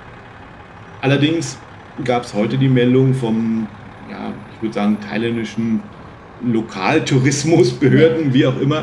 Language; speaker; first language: German; native; German